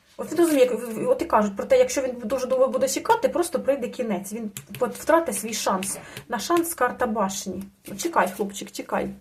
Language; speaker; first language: Ukrainian; non-native, local second language; Russian